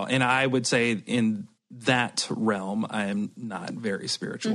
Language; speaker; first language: English; native; English